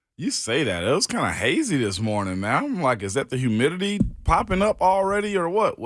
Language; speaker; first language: English; native; English